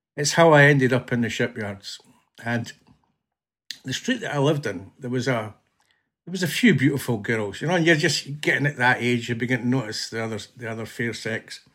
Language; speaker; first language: English; native; English